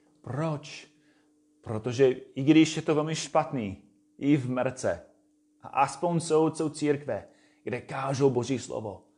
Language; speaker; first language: Czech; non-native, fluent; English